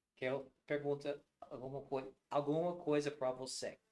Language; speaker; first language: Portuguese; non-native, learner; English